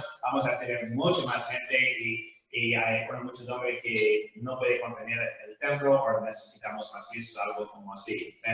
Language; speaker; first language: Spanish; non-native, fluent; English